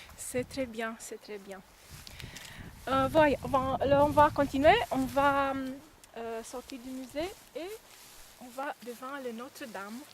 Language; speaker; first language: French; non-native, fluent; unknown